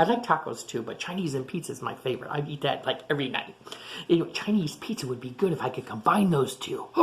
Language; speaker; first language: English; native; English